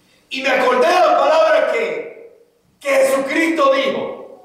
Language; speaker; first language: Spanish; native; Spanish